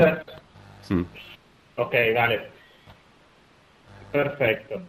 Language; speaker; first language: Spanish; non-native, fluent; Italian